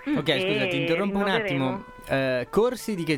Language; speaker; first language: Italian; native; Italian